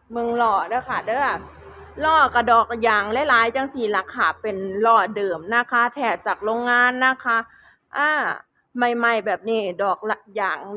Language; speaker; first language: Thai; non-native, local second language; Northeastern Thai